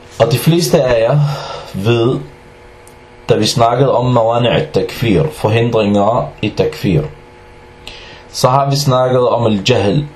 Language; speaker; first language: Danish; non-native, fluent; Arabic